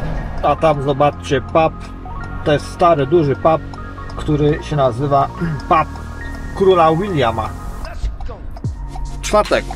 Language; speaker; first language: Polish; native; Polish